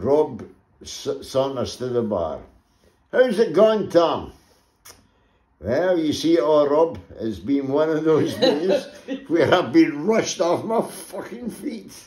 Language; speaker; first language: English; native; English